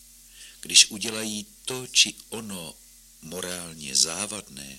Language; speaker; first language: Czech; native; Czech